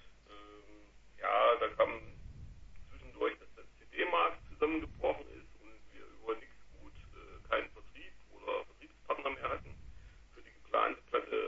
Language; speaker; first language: German; native; German